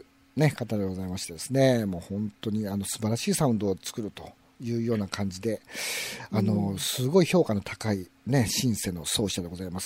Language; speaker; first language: Japanese; native; Japanese